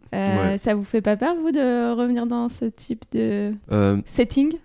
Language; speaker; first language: French; native; French